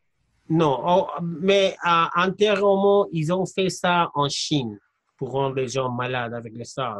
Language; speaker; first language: French; non-native, fluent; English